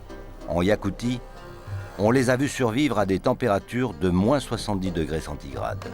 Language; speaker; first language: French; native; French